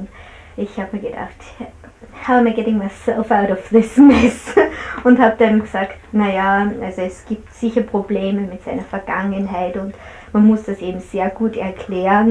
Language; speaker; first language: German; native; German